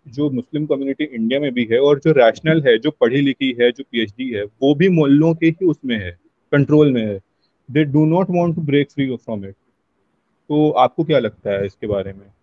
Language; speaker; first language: Hindi; native; Hindi